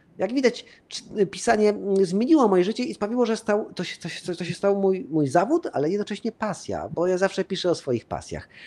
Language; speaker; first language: Polish; early bilingual, heritage; Polish